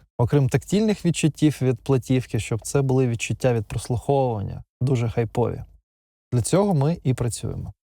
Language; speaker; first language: Ukrainian; non-native, local second language; Russian